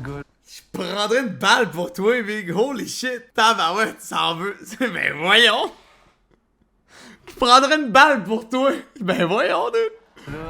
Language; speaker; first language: French; native; French